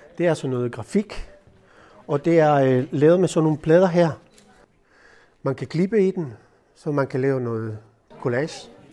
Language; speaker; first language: Danish; non-native, fluent; Spanish